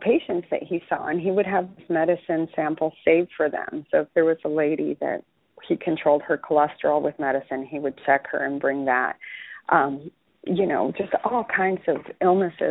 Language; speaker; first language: English; early bilingual, other home language; Spanish